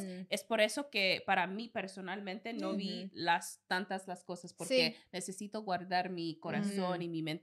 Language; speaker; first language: Spanish; non-native, learner; English